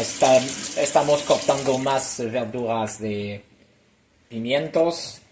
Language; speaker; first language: Spanish; non-native, learner; French